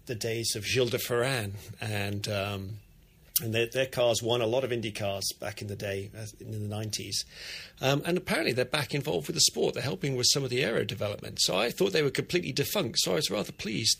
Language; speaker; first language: English; native; English